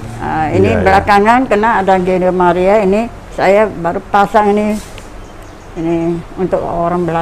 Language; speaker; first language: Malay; non-native, local second language; Min Nan Chinese